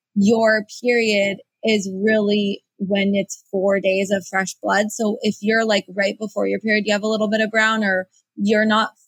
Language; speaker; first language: English; early bilingual, other home language; Persian